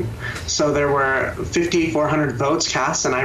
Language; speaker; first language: English; native; English